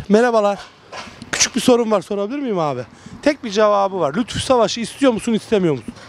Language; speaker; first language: Turkish; native; Turkish